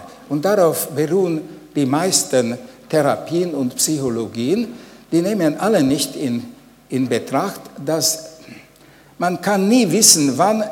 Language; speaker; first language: German; non-native, fluent; Hungarian